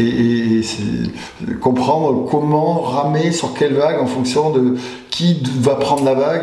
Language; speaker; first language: French; native; French